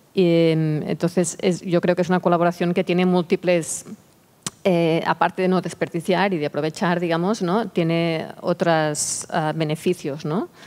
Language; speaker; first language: Spanish; non-native, local second language; Catalan